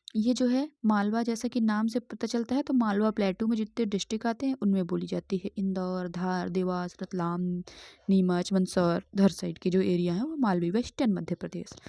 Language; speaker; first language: Hindi; native; Hindi